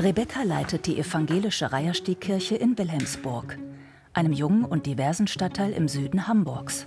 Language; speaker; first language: German; native; German